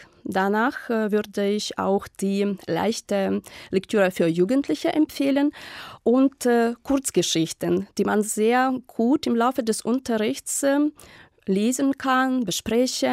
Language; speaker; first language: German; non-native, fluent; Ukrainian